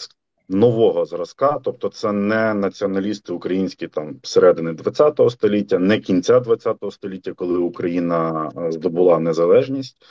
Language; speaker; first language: Ukrainian; native; Ukrainian